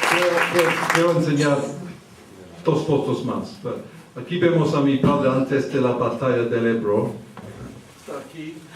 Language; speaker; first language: Spanish; early bilingual, heritage; English